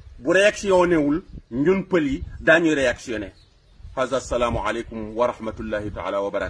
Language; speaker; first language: Wolof; non-native, local second language; Fula